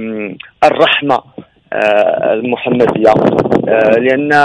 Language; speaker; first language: Arabic; non-native, fluent; French